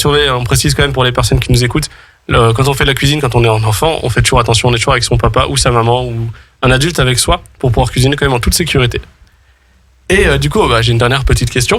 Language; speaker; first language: French; native; French